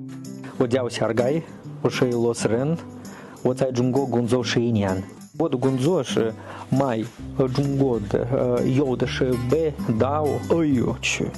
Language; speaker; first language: Chinese; non-native, learner; Russian